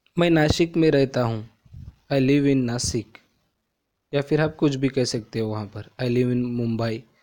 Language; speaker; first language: Hindi; non-native, local second language; Marathi